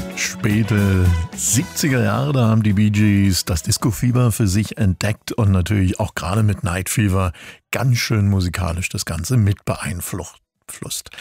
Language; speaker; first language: German; native; German